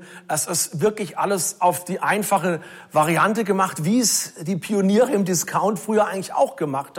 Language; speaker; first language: German; native; German